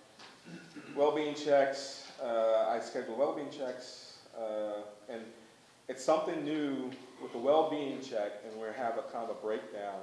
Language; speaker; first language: English; native; English